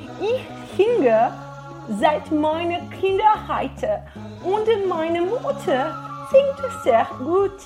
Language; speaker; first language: German; non-native, learner; Portuguese